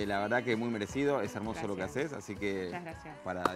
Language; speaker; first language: Spanish; native; Spanish